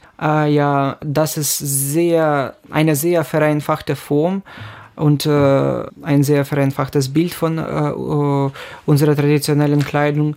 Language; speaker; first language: German; non-native, fluent; Ukrainian